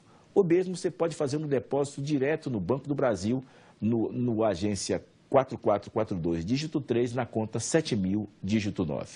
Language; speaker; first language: Portuguese; native; Portuguese